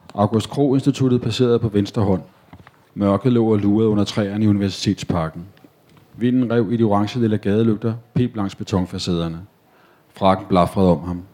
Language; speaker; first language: Danish; native; Danish